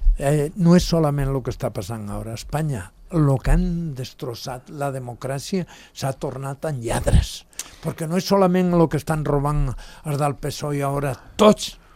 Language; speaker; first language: Catalan; non-native, local second language; Spanish